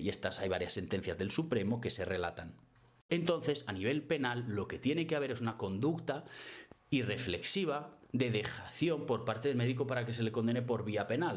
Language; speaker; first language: Spanish; native; Spanish